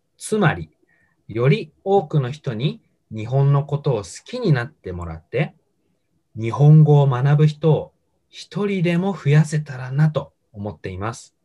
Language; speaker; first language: Japanese; native; Japanese